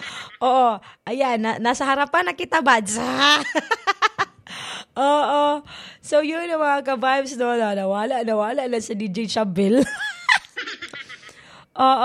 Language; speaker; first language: Filipino; non-native, local second language; Cebuano